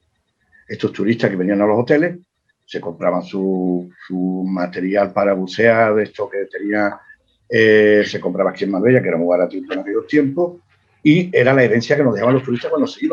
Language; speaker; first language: Spanish; native; Spanish